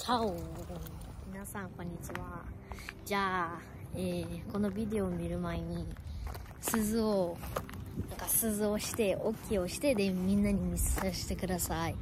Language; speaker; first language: Japanese; early bilingual, other home language; Portuguese